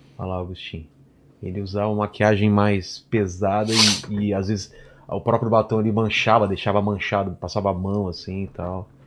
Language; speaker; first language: Portuguese; native; Portuguese